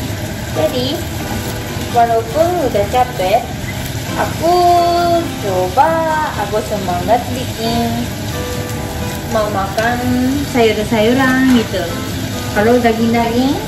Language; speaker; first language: Indonesian; non-native, learner; Japanese